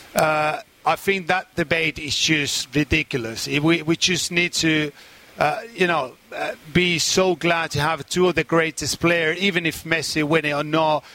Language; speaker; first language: English; non-native, fluent; Spanish